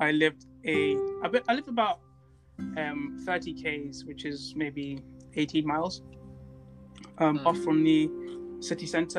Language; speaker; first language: English; non-native, local second language; Tswana